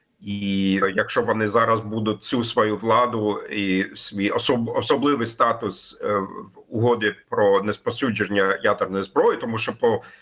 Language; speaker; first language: Ukrainian; non-native, fluent; German